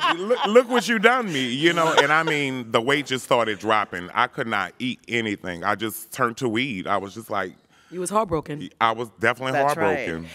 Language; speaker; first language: English; native; English